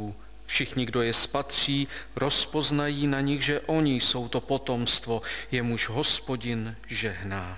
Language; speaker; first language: Czech; native; Czech